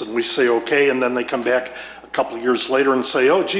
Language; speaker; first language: English; native; English